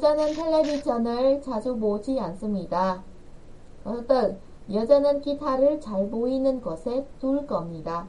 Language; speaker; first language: Korean; non-native, fluent; Vietnamese